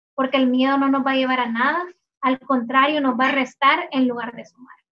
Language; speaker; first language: Spanish; native; Spanish